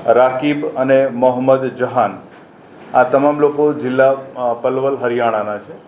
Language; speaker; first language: Gujarati; native; Gujarati